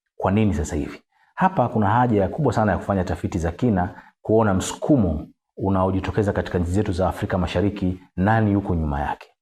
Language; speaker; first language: Swahili; native; Swahili